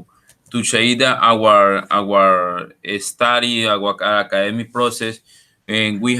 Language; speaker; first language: English; non-native, learner; Spanish